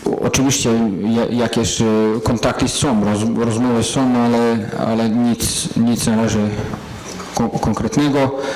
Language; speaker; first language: Polish; non-native, fluent; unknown